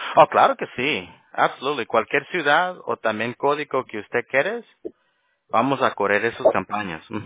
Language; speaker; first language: Spanish; early bilingual, heritage; Spanish